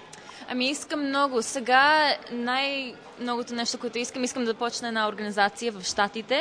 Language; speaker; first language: Bulgarian; early bilingual, heritage; Bulgarian